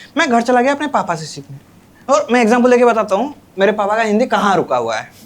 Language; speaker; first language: Hindi; non-native, local second language; Odia